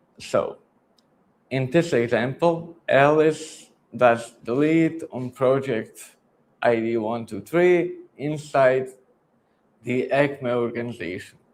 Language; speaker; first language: English; non-native, fluent; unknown